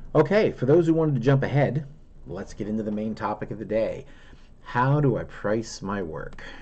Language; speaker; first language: English; native; English